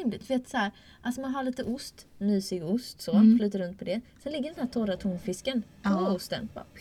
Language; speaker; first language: Swedish; native; Swedish